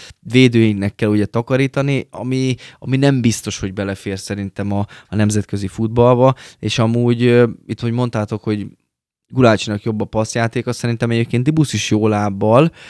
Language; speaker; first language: Hungarian; native; Hungarian